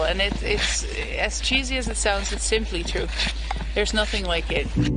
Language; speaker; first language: English; non-native, fluent; Dutch